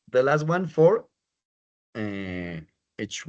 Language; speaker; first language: English; non-native, fluent; Spanish